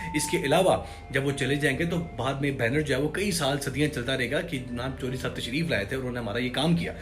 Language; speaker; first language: Urdu; non-native, local second language; Punjabi